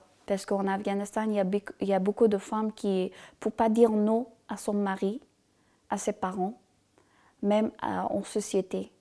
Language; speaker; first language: French; non-native, learner; Persian